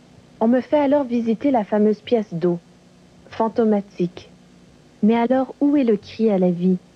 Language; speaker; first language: French; native; French